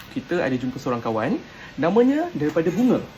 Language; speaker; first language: Malay; native; Malay